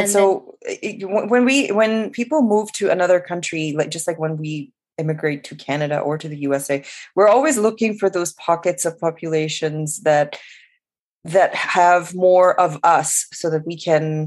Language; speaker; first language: English; non-native, local second language; Urdu